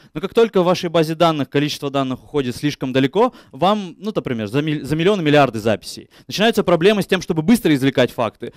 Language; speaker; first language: Russian; native; Russian